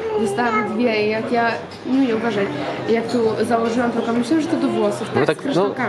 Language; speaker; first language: Polish; native; Polish